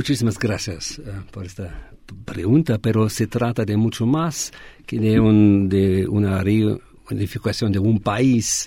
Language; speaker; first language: Spanish; non-native, fluent; German